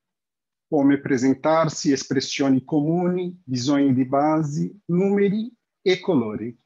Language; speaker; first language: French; non-native, fluent; Portuguese